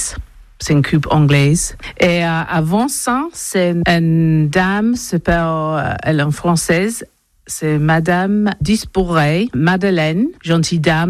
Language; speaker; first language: French; non-native, learner; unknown